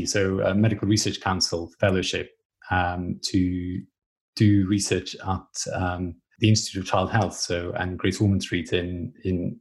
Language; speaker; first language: English; native; English